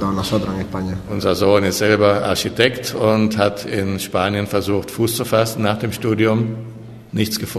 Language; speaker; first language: German; native; German